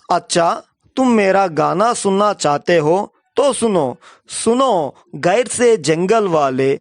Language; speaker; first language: Hindi; non-native, local second language; Telugu